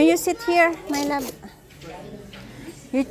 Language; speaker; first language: English; non-native, local second language; Filipino